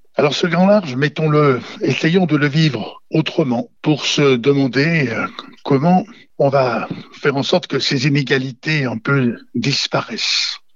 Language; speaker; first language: French; native; French